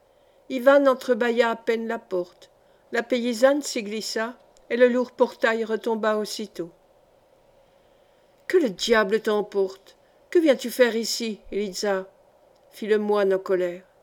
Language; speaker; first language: French; native; French